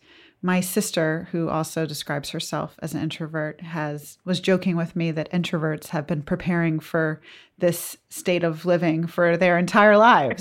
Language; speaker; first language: English; native; English